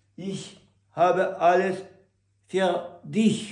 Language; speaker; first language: German; non-native, learner; Ukrainian